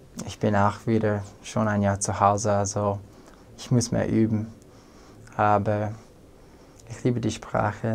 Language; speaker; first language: German; non-native, fluent; English